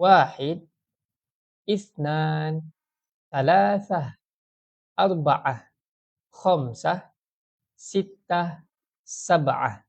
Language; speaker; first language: Arabic; non-native, fluent; Malay